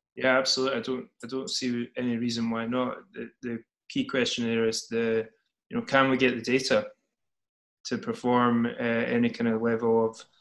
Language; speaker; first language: English; native; English